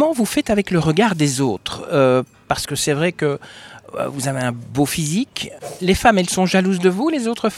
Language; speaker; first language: French; native; French